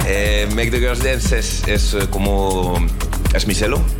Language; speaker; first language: Spanish; non-native, learner; French